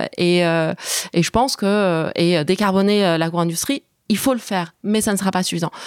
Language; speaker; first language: French; early bilingual, other home language; Chinese